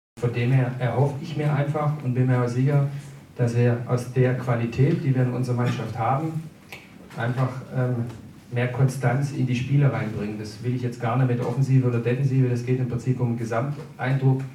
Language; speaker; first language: German; native; German